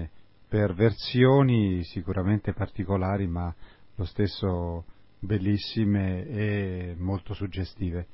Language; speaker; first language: Italian; native; Italian